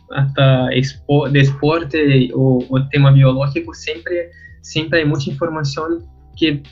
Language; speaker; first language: Spanish; non-native, learner; Portuguese